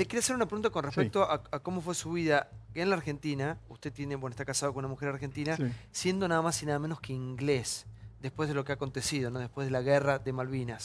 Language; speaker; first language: Spanish; native; Spanish